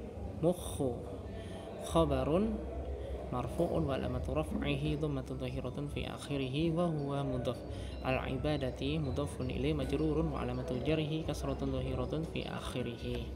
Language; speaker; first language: Arabic; non-native, fluent; Indonesian